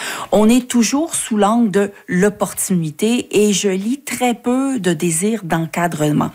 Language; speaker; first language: French; native; French